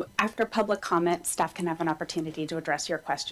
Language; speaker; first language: English; native; English